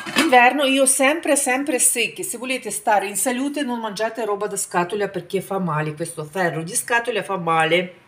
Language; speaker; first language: Italian; non-native, fluent; Ukrainian